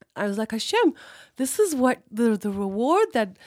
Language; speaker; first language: English; early bilingual, other home language; Hebrew